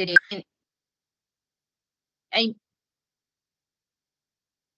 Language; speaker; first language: Spanish; native; Spanish